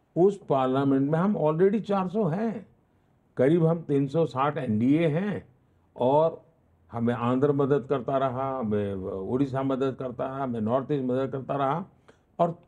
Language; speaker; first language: Hindi; non-native, local second language; Gujarati